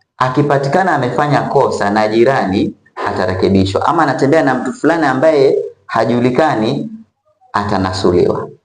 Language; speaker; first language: Swahili; native; Swahili